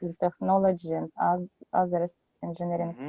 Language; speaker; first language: English; non-native, learner; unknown